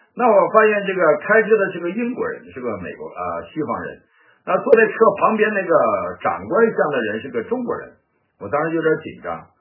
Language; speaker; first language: Chinese; native; Chinese